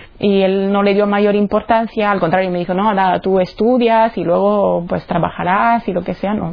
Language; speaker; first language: Spanish; non-native, fluent; Italian